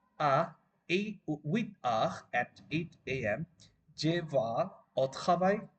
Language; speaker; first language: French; non-native, learner; Bangla